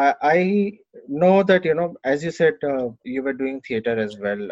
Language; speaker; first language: English; non-native, local second language; Hindi